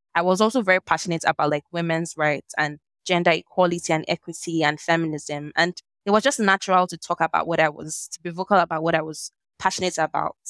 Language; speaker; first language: English; non-native, local second language; Yoruba